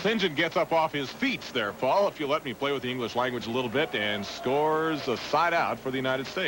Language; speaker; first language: English; native; English